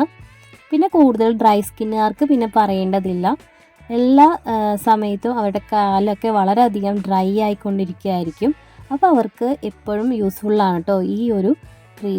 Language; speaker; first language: Malayalam; native; Malayalam